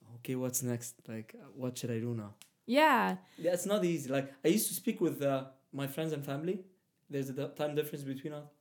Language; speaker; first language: English; non-native, fluent; Arabic